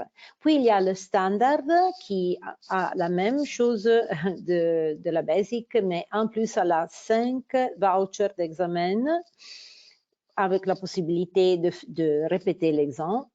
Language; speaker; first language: French; non-native, fluent; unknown